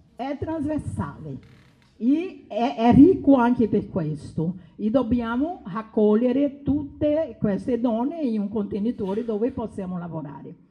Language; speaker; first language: Italian; non-native, fluent; Spanish